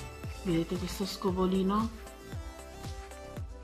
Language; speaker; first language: Italian; native; Italian